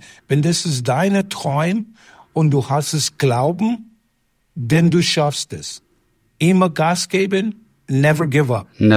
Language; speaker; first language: German; non-native, learner; English